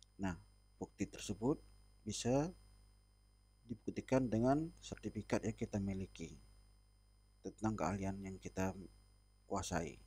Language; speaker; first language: Indonesian; native; Indonesian